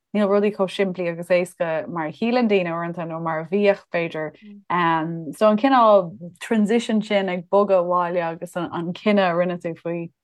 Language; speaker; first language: Irish; non-native, local second language; English